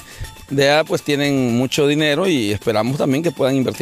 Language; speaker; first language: Spanish; native; Spanish